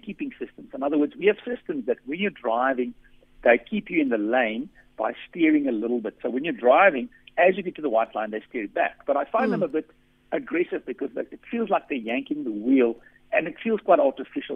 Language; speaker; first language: English; non-native, local second language; Afrikaans